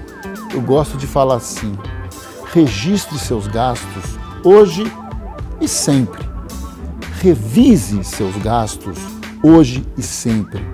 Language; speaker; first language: Portuguese; native; Portuguese